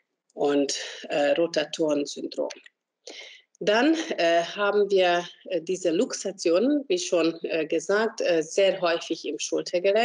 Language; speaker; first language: German; non-native, fluent; Hungarian